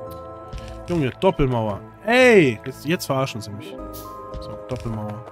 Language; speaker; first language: German; native; German